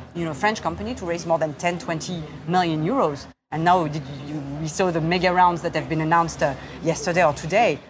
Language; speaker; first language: English; non-native, fluent; Korean